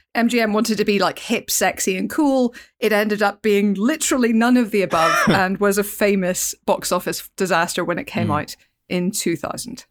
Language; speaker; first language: English; native; English